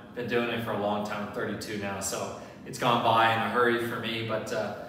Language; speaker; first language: English; native; English